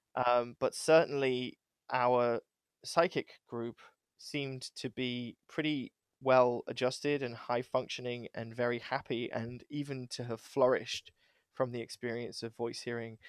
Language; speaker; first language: English; native; English